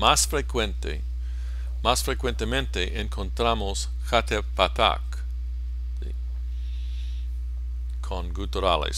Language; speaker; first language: Spanish; non-native, fluent; English